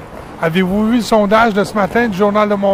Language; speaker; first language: French; native; French